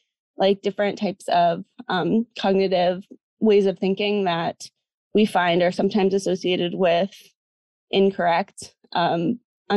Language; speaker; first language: English; native; English